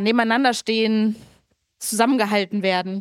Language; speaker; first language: German; native; German